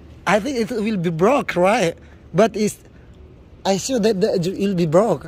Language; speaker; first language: English; non-native, learner; Indonesian